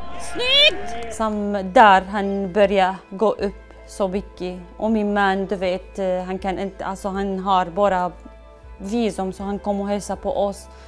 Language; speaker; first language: Swedish; non-native, learner; Arabic